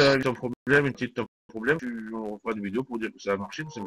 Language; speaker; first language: French; native; French